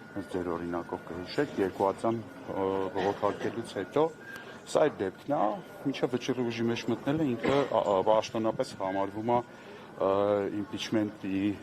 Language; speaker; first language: Armenian; native; Armenian